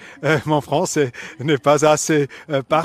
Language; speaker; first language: French; non-native, fluent; German